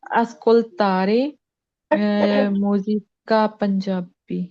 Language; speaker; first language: Italian; non-native, learner; Punjabi